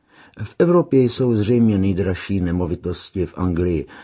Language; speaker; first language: Czech; native; Czech